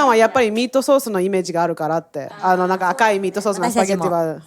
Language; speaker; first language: Japanese; native; Japanese